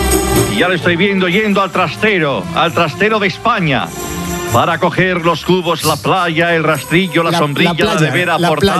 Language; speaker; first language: Spanish; native; Spanish